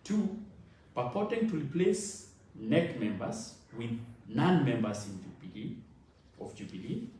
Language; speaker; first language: English; non-native, local second language; Swahili